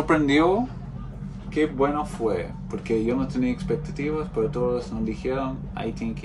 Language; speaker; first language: Spanish; non-native, fluent; English